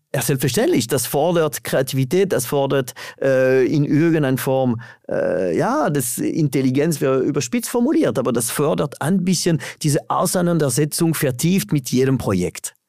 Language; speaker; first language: German; non-native, fluent; French